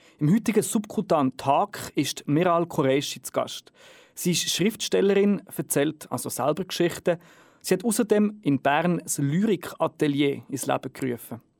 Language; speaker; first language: German; native; German